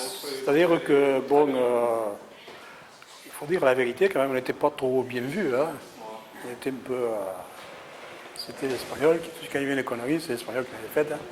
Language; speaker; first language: French; early bilingual, other home language; Catalan